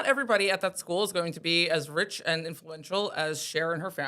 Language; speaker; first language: English; native; English